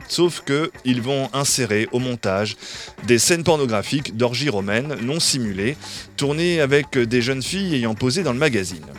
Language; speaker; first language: French; native; French